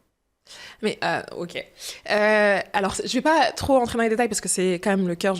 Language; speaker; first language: French; early bilingual, other home language; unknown